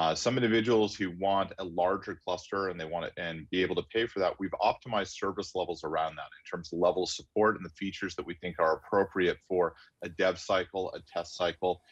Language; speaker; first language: English; native; English